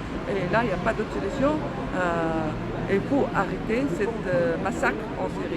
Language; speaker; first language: French; non-native, fluent; Arabic